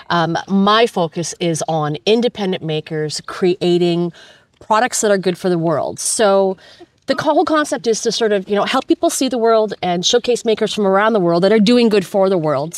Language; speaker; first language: English; native; English